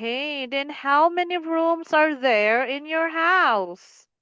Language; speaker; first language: English; non-native, fluent; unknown